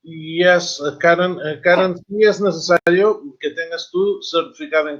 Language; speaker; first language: Spanish; non-native, fluent; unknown